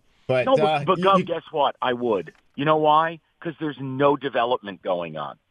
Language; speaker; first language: English; native; English